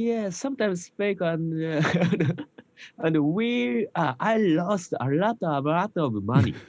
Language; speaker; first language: English; non-native, learner; Japanese